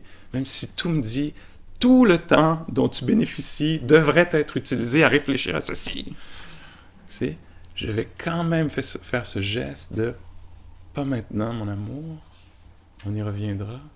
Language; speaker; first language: French; native; French